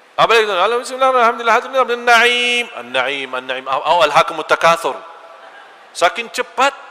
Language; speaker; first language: Malay; non-native, fluent; Arabic